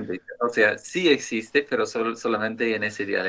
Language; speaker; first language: Spanish; non-native, fluent; English